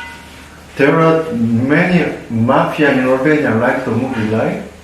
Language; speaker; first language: English; non-native, learner; Korean